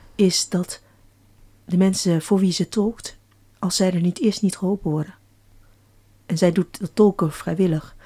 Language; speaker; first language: Dutch; early bilingual, other home language; Chinese